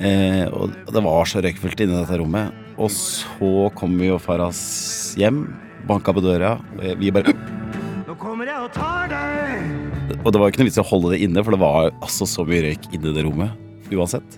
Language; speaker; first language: Norwegian; native; Norwegian